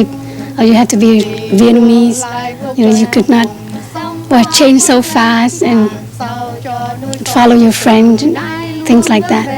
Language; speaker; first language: English; non-native, fluent; Vietnamese